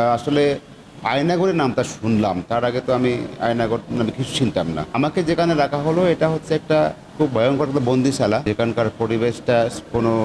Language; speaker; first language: Bangla; non-native, local second language; Chakma